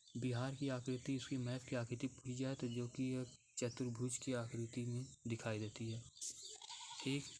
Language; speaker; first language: Hindi; native; Hindi